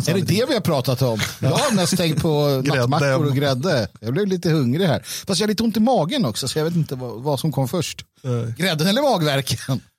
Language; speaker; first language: Swedish; native; Swedish